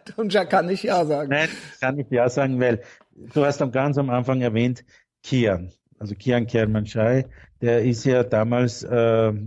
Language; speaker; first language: German; native; German